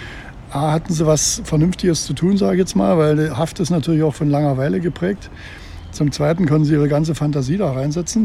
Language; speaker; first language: German; native; German